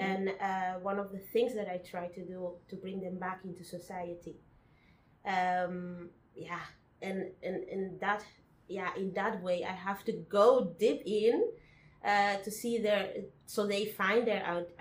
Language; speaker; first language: English; non-native, fluent; Spanish